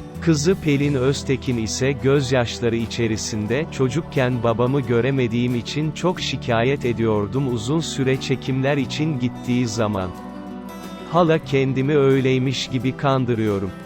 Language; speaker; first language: Turkish; native; Turkish